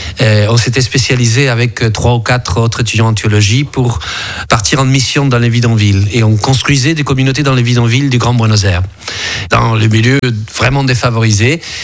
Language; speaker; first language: French; early bilingual, other home language; Spanish